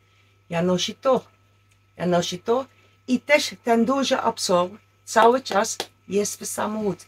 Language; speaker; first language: Polish; non-native, learner; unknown